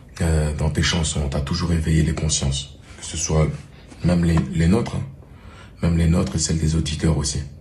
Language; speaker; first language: French; native; French